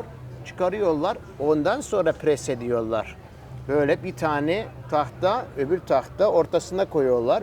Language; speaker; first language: Turkish; early bilingual, heritage; Turkish